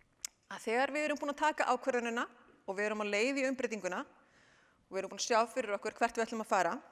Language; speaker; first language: Icelandic; native; Icelandic